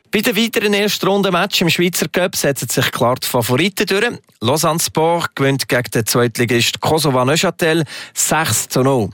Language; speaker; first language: German; native; German